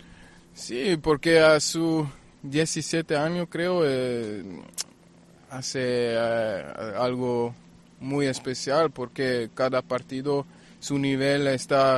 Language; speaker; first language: Spanish; non-native, fluent; German